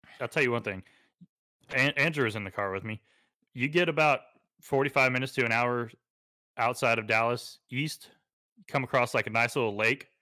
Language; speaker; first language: English; native; English